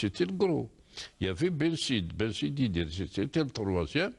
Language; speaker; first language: French; non-native, local second language; Kabyle